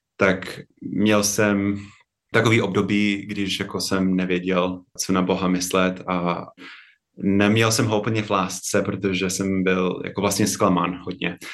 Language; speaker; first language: Czech; non-native, fluent; English